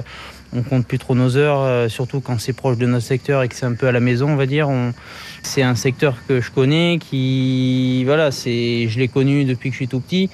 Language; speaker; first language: French; native; French